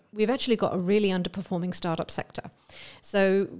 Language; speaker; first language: English; native; English